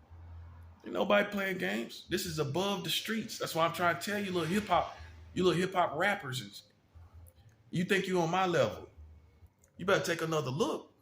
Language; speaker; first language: English; native; English